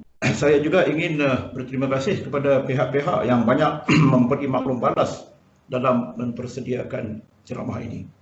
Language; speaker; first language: Malay; native; Malay